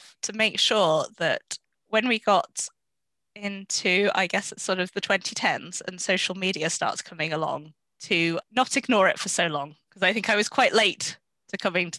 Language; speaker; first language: English; native; English